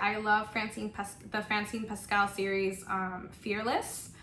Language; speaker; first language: English; non-native, local second language; Spanish